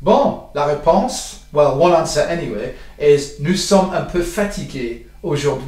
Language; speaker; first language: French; non-native, fluent; English